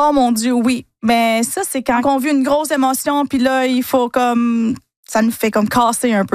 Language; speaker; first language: French; non-native, fluent; Spanish